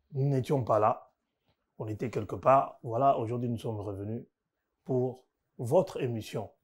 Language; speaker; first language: French; non-native, local second language; Lingala